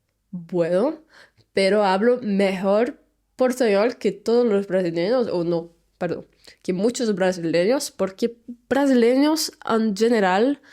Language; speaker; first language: Spanish; non-native, learner; Portuguese